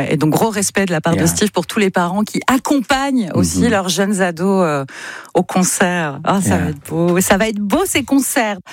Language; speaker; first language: French; native; French